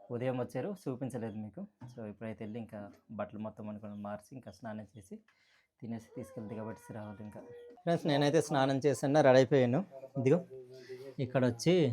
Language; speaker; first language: Telugu; non-native, local second language; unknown